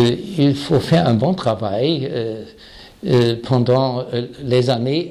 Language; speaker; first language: French; non-native, fluent; German